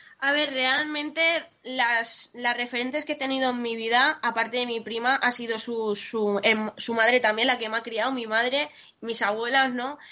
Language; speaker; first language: Spanish; native; Spanish